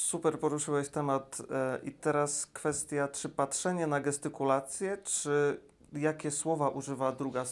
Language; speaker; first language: Polish; native; Polish